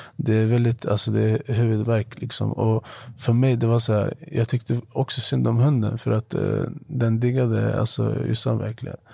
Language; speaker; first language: Swedish; non-native, fluent; Arabic